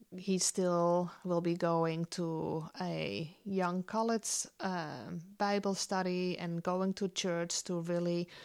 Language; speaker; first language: English; non-native, fluent; Dutch